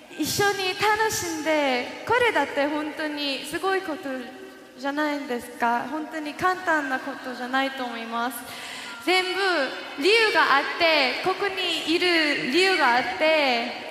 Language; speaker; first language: Japanese; non-native, fluent; Korean